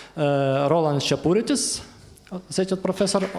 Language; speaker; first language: English; non-native, learner; Lithuanian